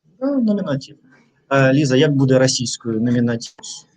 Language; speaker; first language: Ukrainian; non-native, learner; Russian